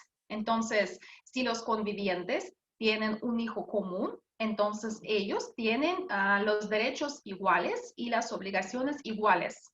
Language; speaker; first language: Spanish; non-native, fluent; Russian